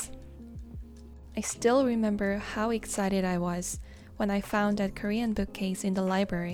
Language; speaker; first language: English; non-native, fluent; Korean